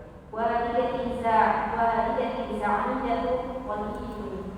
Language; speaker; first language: Arabic; non-native, learner; Indonesian